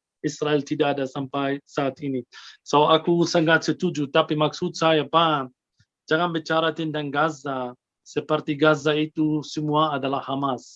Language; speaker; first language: Indonesian; non-native, fluent; Arabic